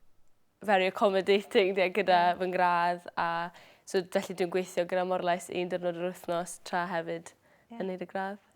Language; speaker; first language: Welsh; native; Welsh